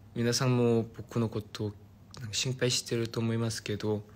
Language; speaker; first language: Japanese; non-native, fluent; Korean